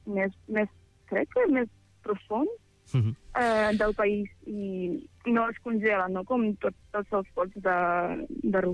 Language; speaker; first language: Catalan; non-native, fluent; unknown